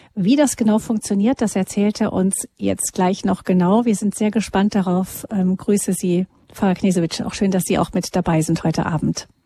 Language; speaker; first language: German; native; German